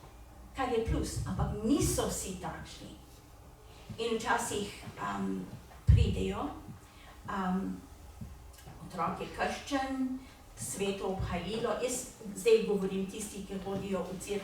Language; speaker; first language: Slovenian; early bilingual, heritage; Slovenian